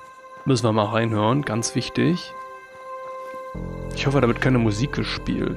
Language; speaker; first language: German; native; German